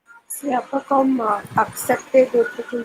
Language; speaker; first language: French; non-native, fluent; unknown